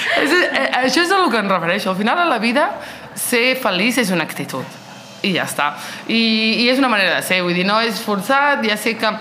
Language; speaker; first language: Catalan; early bilingual, other home language; Riffian